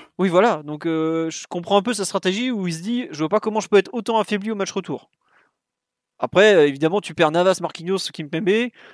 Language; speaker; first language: French; native; French